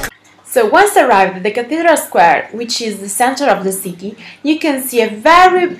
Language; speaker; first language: English; non-native, learner; Italian